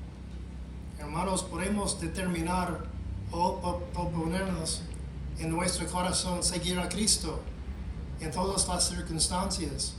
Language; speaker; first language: Spanish; non-native, fluent; English